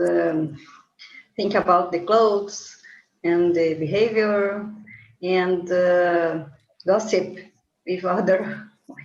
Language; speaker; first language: English; non-native, learner; Portuguese